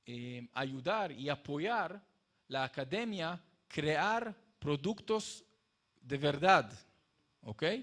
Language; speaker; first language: Spanish; non-native, fluent; Hebrew